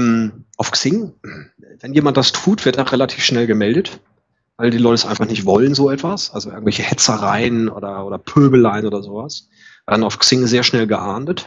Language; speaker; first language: German; native; German